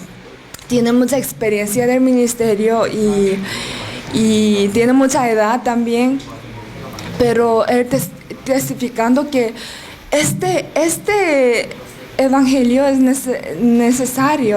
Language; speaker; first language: Spanish; non-native, learner; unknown